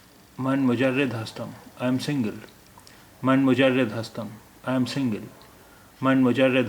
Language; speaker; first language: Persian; non-native, fluent; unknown